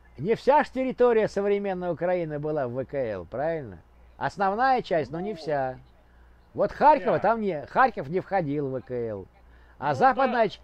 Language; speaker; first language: Russian; native; Russian